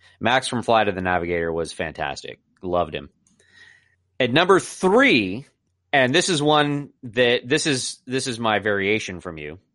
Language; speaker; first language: English; native; English